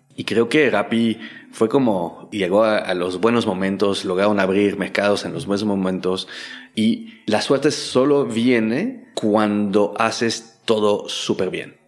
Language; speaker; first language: Spanish; non-native, fluent; French